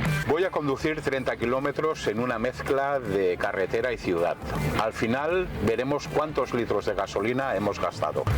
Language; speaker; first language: Spanish; native; Spanish